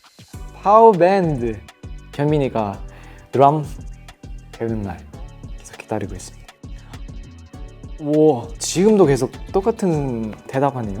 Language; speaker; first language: Korean; non-native, fluent; Thai